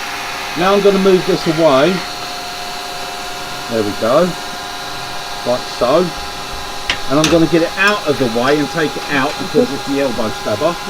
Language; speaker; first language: English; native; English